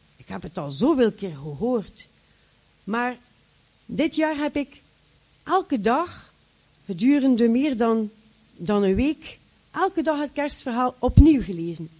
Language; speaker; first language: Dutch; native; Dutch